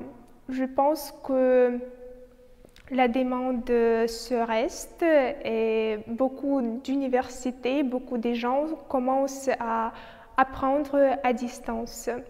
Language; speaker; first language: French; non-native, learner; Ukrainian